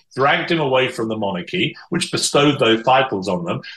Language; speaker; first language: English; native; English